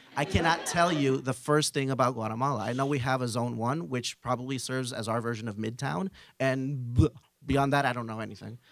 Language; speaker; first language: English; early bilingual, other home language; Spanish